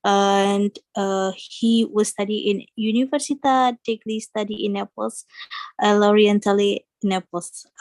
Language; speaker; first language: English; non-native, fluent; Indonesian